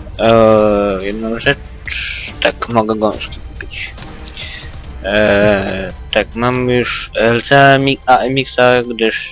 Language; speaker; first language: Polish; native; Polish